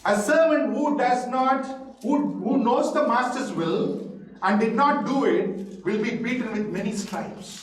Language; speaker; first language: English; non-native, local second language; Tamil